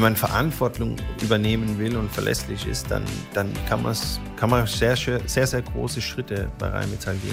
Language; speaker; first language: German; native; German